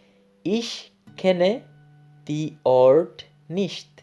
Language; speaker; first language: German; non-native, learner; Bangla